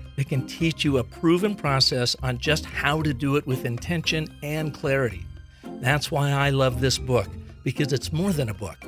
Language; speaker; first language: English; native; English